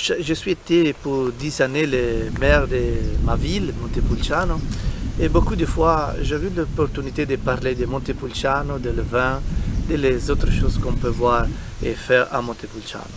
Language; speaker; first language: French; non-native, learner; Italian